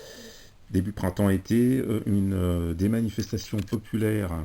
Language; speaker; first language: French; native; French